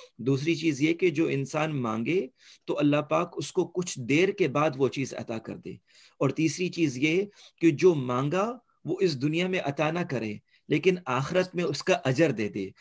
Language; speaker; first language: Urdu; early bilingual, heritage; Urdu